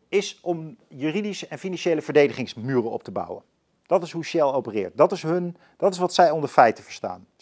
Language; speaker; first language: Dutch; native; Dutch